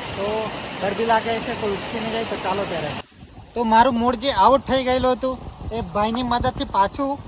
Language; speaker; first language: Gujarati; native; Gujarati